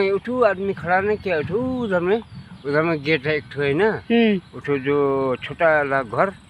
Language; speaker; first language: Hindi; non-native, local second language; Khasi